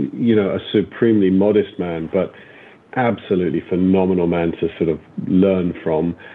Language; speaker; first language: English; native; English